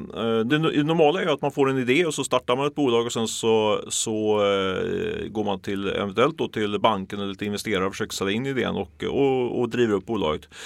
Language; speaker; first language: Swedish; native; Swedish